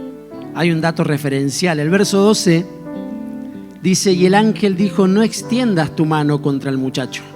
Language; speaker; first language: Spanish; native; Spanish